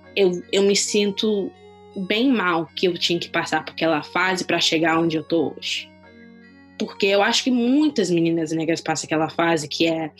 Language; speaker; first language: Portuguese; non-native, fluent; English